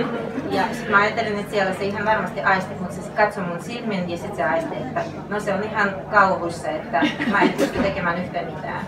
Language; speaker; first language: Finnish; non-native, fluent; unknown